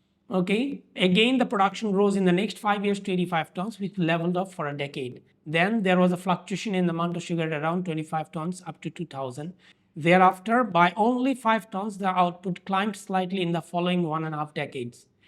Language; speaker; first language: English; non-native, local second language; Bangla